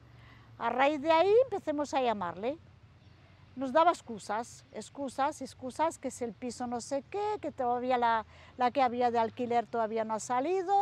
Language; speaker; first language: Spanish; native; Spanish